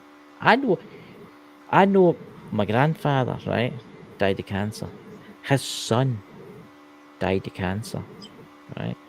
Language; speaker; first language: English; native; English